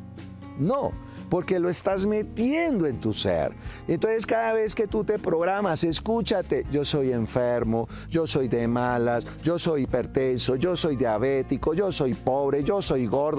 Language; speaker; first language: Spanish; native; Spanish